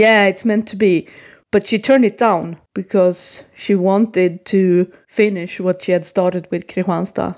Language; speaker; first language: English; non-native, fluent; Swedish